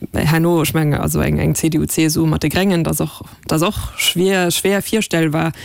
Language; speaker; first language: Luxembourgish; native; Luxembourgish